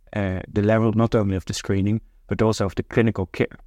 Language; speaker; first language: English; non-native, fluent; Norwegian